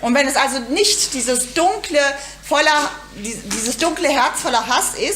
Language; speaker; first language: German; native; German